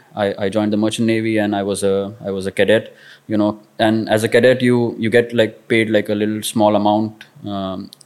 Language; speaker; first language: English; non-native, local second language; Marathi